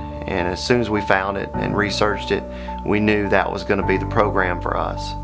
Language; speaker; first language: English; native; English